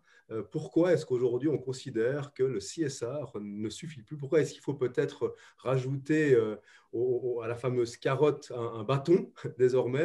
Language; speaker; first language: French; native; French